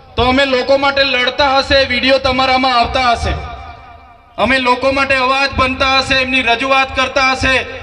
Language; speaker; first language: Gujarati; non-native, local second language; Vasavi